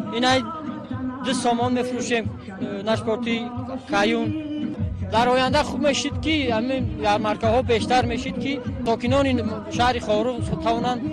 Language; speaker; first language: Tajik; native; Tajik